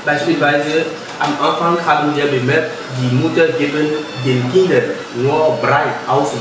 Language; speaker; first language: German; non-native, fluent; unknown